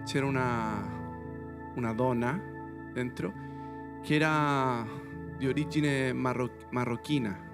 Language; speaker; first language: Italian; non-native, fluent; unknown